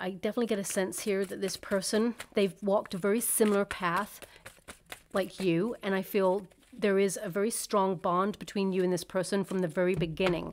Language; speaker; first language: English; native; English